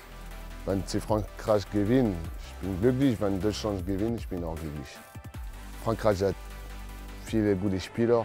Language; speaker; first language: German; non-native, learner; French